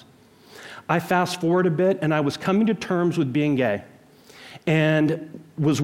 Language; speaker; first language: English; native; English